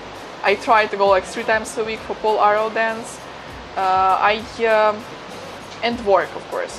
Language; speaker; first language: English; non-native, fluent; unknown